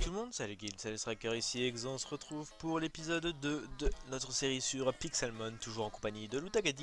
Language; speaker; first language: French; native; French